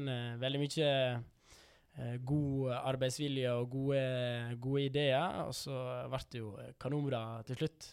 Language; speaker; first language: Norwegian; early bilingual, other home language; Dutch